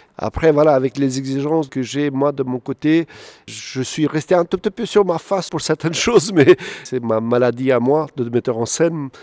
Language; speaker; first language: French; non-native, fluent; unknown